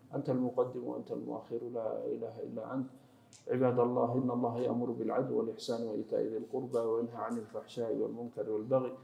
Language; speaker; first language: Arabic; non-native, fluent; Swahili